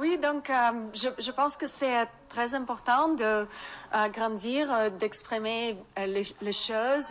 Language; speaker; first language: French; non-native, learner; Russian